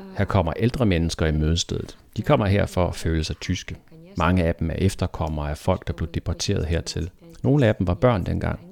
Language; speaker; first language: Danish; native; Danish